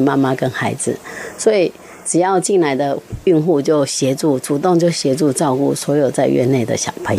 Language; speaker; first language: Chinese; native; Chinese